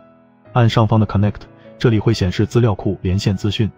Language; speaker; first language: Chinese; native; Chinese